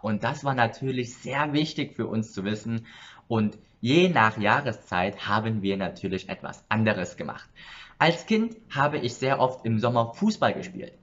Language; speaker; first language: German; early bilingual, other home language; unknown